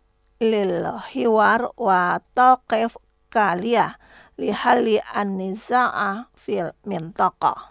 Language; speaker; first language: Arabic; non-native, fluent; Indonesian